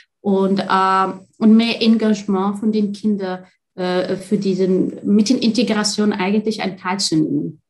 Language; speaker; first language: German; non-native, fluent; Arabic